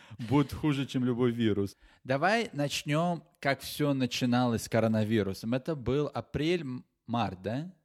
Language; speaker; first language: Russian; native; Russian